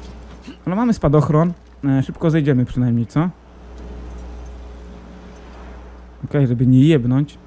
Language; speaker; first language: Polish; native; Polish